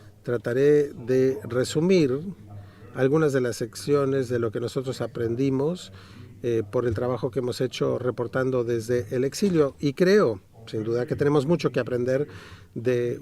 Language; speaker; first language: Spanish; native; Spanish